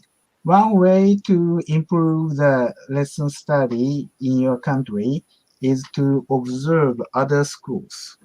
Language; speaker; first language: English; non-native, learner; Japanese